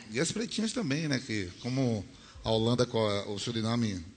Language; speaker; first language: Portuguese; native; Portuguese